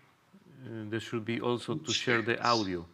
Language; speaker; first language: English; non-native, fluent; Spanish